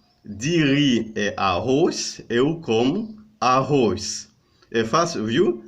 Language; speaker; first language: Portuguese; non-native, learner; Haitian Creole